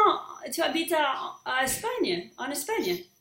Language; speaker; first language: French; non-native, fluent; English